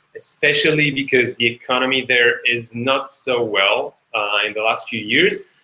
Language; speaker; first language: English; non-native, fluent; Hebrew